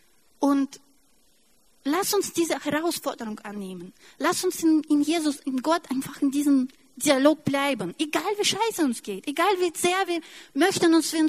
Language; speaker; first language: German; non-native, fluent; Russian